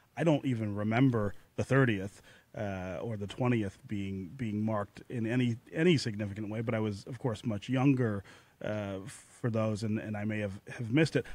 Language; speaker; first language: English; native; English